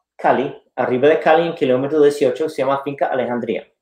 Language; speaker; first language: Spanish; non-native, fluent; English